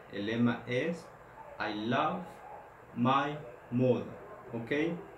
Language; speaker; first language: English; non-native, fluent; Spanish